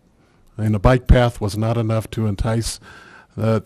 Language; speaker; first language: English; native; English